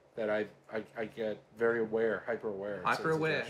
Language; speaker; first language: English; native; English